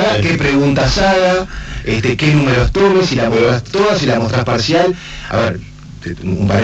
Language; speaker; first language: Spanish; native; Spanish